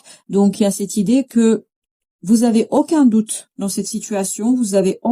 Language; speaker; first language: French; native; French